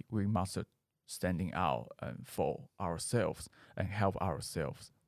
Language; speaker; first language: English; non-native, fluent; Chinese